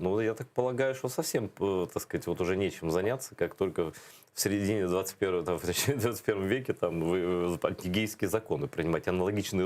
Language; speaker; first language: Russian; native; Russian